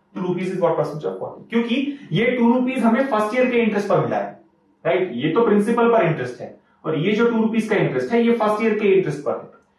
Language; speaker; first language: Hindi; native; Hindi